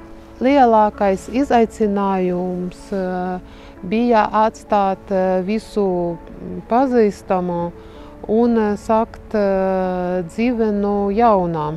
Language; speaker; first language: Latvian; non-native, fluent; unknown